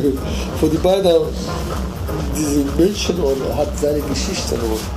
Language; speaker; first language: German; non-native, learner; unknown